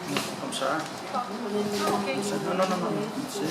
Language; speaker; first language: French; non-native, learner; Vietnamese